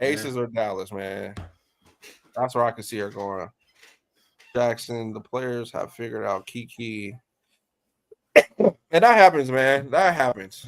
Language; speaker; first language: English; native; English